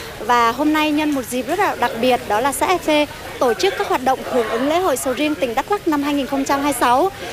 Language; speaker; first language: Vietnamese; non-native, local second language; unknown